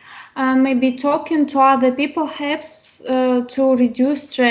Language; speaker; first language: English; non-native, learner; Russian